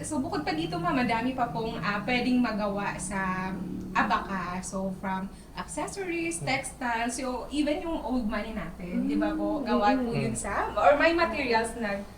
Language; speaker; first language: Filipino; non-native, local second language; Bikol